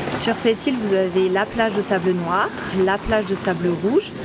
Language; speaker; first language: French; native; French